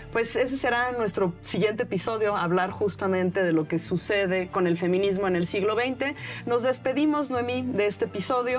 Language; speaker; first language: Spanish; native; Spanish